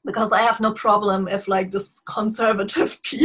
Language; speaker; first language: English; non-native, fluent; German